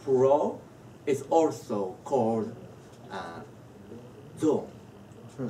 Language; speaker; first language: English; non-native, learner; Japanese